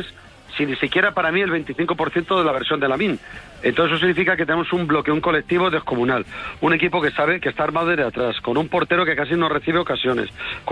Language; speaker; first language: Spanish; native; Spanish